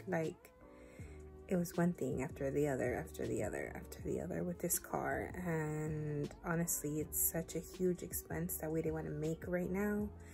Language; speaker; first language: English; early bilingual, other home language; Spanish